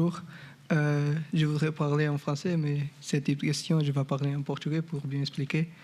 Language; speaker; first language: French; non-native, fluent; Portuguese